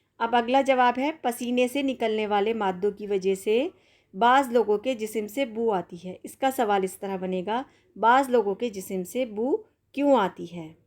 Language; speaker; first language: Urdu; native; Urdu